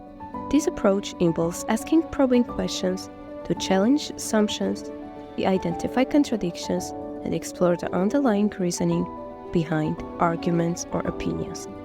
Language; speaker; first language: English; non-native, fluent; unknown